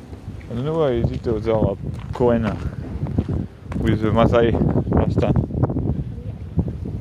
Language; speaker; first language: English; non-native, learner; French